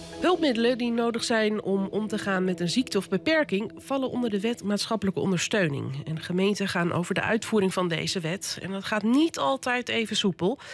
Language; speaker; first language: Dutch; native; Dutch